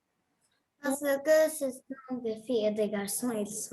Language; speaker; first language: French; non-native, learner; Arabic